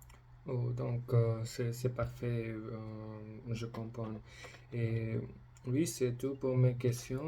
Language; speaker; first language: French; non-native, learner; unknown